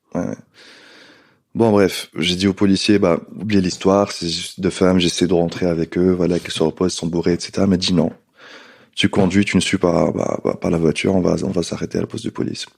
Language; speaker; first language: French; non-native, local second language; Arabic